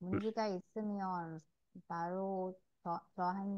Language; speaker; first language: Korean; non-native, learner; Vietnamese